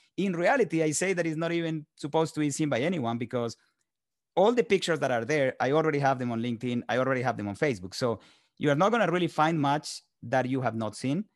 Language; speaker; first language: English; non-native, fluent; Spanish